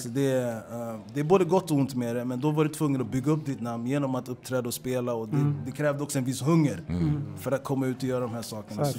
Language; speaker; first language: Swedish; early bilingual, other home language; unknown